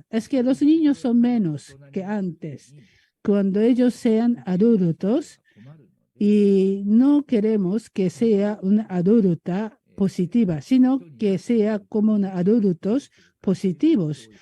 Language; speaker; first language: Spanish; non-native, learner; Japanese